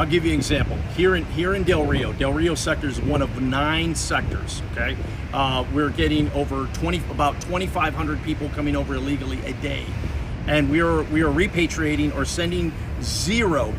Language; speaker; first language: English; native; English